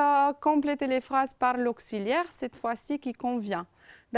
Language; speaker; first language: French; non-native, fluent; Romanian